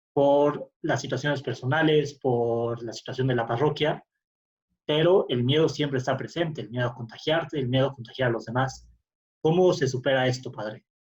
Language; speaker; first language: Spanish; native; Spanish